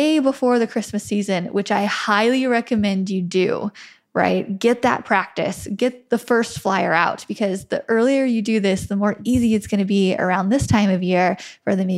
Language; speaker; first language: English; native; English